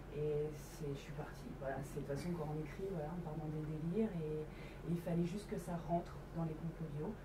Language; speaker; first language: French; native; French